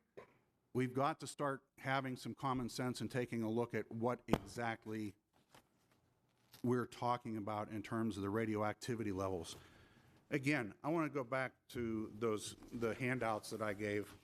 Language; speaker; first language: English; native; English